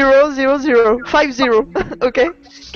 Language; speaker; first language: English; non-native, learner; French